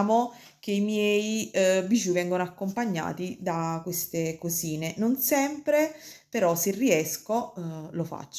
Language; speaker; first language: Italian; native; Italian